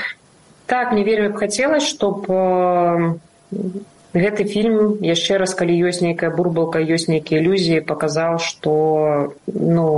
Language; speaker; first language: Belarusian; non-native, local second language; Russian